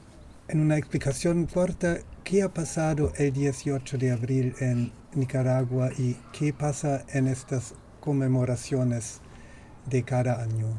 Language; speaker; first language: Spanish; non-native, fluent; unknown